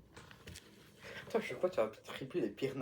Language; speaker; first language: French; native; French